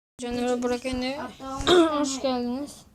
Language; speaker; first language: Turkish; native; Turkish